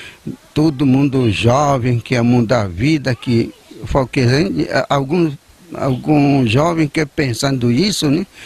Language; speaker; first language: Portuguese; non-native, local second language; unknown